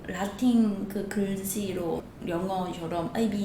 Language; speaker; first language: Korean; non-native, fluent; Vietnamese